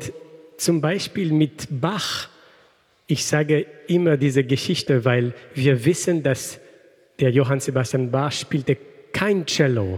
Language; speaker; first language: German; non-native, fluent; French